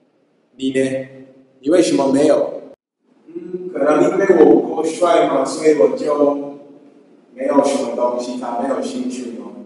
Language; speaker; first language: Chinese; non-native, fluent; English